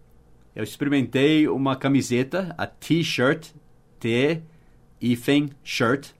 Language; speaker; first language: Portuguese; non-native, fluent; English